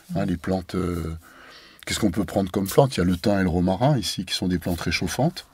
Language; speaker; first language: French; native; French